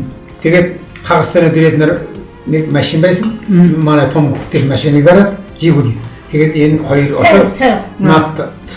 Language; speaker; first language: Mongolian; non-native, local second language; Kazakh